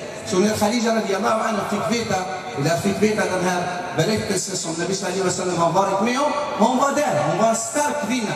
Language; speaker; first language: Swedish; non-native, fluent; Arabic